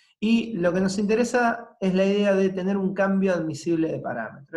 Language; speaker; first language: Spanish; native; Spanish